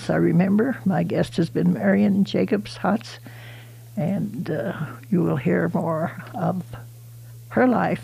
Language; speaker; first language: English; native; English